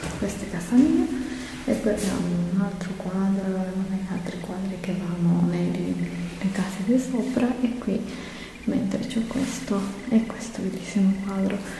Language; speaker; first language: Italian; non-native, fluent; Spanish